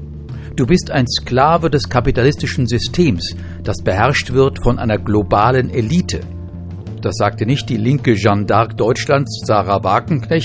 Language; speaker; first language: German; native; German